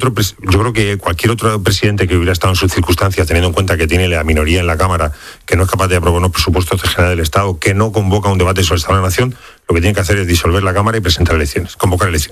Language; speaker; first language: Spanish; native; Spanish